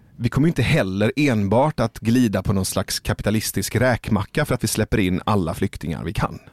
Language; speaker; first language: Swedish; early bilingual, other home language; Persian